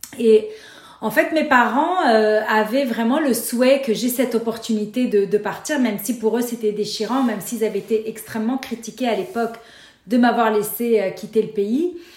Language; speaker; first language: French; non-native, local second language; Arabic